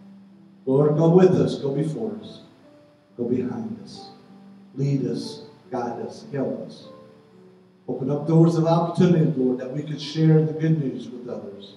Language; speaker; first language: English; native; English